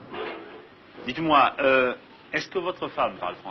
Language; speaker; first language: French; native; French